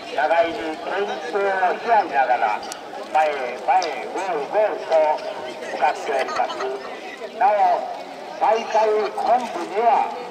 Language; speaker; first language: Japanese; native; Japanese